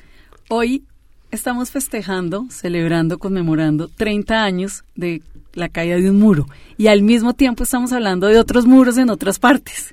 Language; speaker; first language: Spanish; native; Spanish